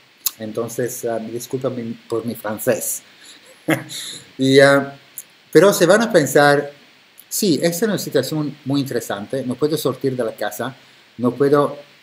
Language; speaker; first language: Spanish; non-native, fluent; Italian